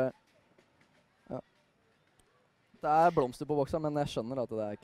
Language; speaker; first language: Norwegian; native; Norwegian